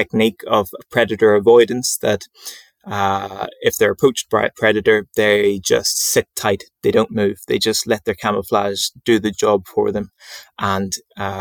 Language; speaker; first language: English; native; English